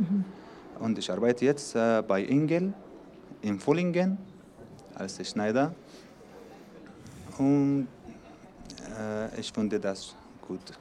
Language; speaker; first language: German; non-native, learner; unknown